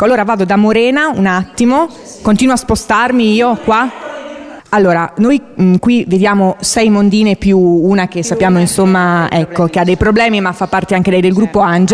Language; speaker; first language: Italian; native; Italian